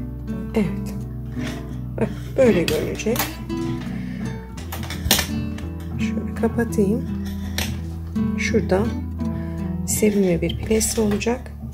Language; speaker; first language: Turkish; native; Turkish